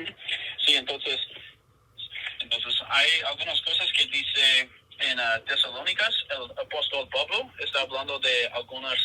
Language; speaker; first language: Spanish; non-native, fluent; English